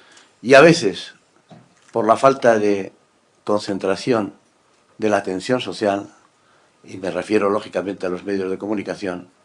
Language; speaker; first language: Spanish; native; Spanish